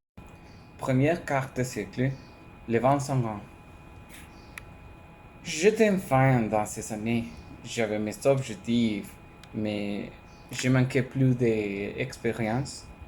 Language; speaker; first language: French; non-native, learner; Spanish